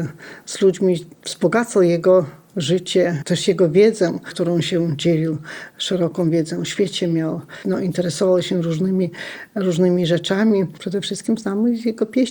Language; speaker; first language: Polish; non-native, local second language; Lithuanian